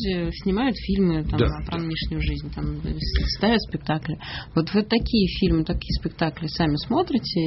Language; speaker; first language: Russian; native; Russian